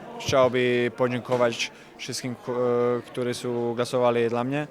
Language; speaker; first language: Polish; non-native, learner; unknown